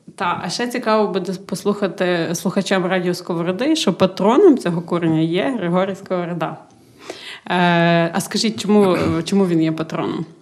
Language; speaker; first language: Ukrainian; native; Ukrainian